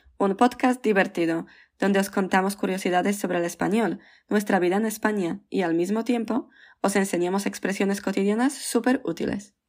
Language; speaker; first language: Spanish; non-native, fluent; Polish